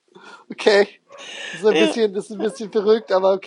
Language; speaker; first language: German; non-native, fluent; English